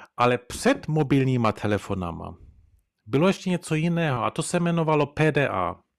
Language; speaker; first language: Czech; early bilingual, heritage; Czech